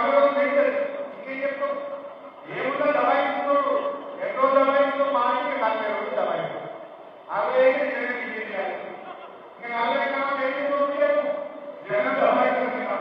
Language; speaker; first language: Telugu; native; Telugu